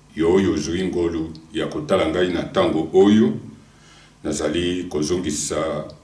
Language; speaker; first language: Lingala; non-native, local second language; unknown